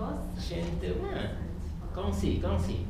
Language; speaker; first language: Chinese; non-native, learner; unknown